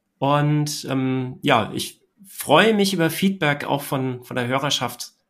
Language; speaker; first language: German; native; German